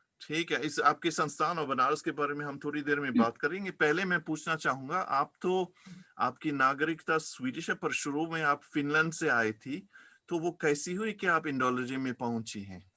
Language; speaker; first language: Hindi; non-native, fluent; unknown